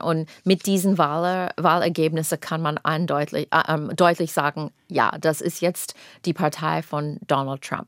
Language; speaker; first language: German; non-native, fluent; English